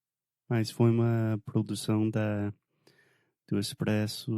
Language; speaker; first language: Portuguese; non-native, fluent; English